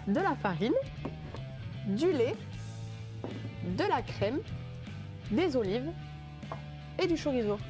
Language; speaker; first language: French; native; French